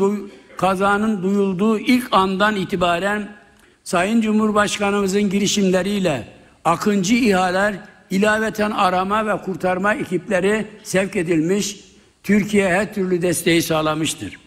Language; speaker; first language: Turkish; native; Turkish